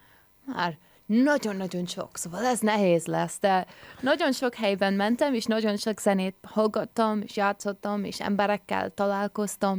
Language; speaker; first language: Hungarian; early bilingual, heritage; English